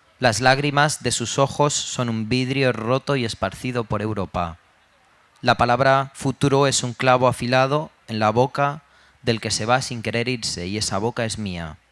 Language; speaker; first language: Spanish; early bilingual, other home language; Romanian